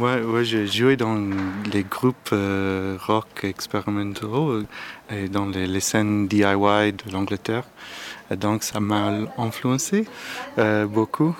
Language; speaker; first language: French; non-native, learner; Arabic